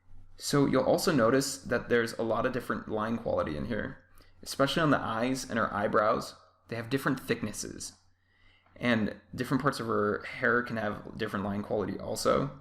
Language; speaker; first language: English; native; English